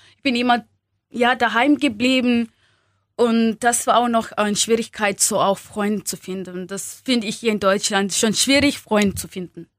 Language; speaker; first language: German; non-native, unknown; Swahili